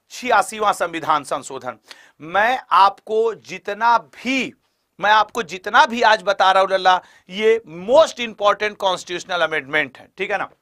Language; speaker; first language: Hindi; native; Hindi